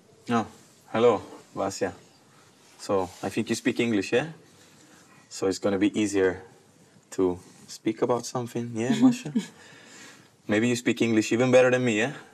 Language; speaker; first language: English; native; English